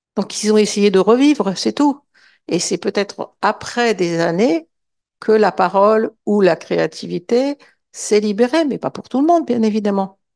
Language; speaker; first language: French; native; French